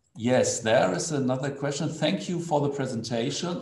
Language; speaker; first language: English; non-native, fluent; German